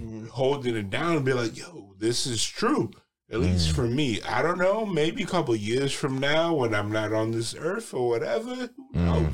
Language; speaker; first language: English; native; English